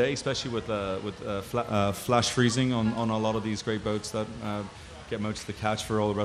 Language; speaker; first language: English; native; English